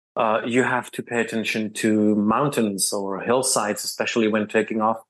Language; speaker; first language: English; non-native, fluent; Czech